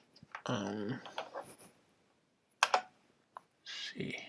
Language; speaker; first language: English; native; English